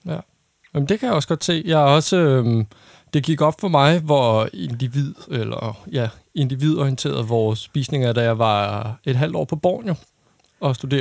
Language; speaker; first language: Danish; native; Danish